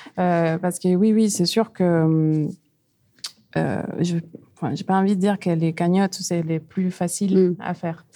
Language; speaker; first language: French; non-native, fluent; Spanish